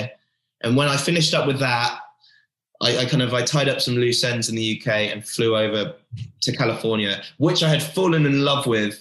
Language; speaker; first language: English; native; English